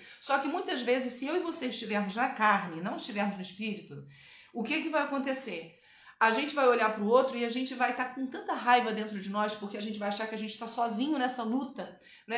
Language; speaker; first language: Portuguese; native; Portuguese